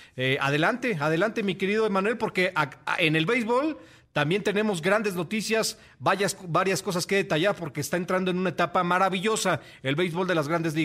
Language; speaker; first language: Spanish; native; Spanish